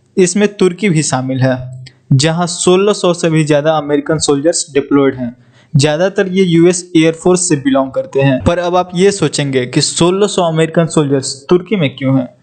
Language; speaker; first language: Hindi; native; Hindi